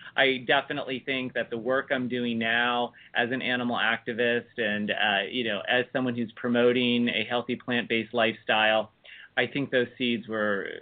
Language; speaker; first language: English; native; English